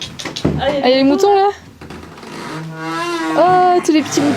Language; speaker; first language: French; native; French